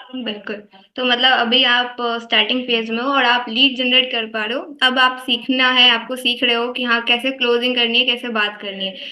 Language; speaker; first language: Hindi; native; Hindi